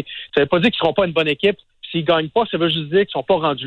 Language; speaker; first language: French; native; French